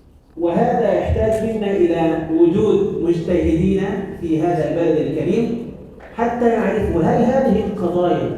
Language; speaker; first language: Arabic; native; Arabic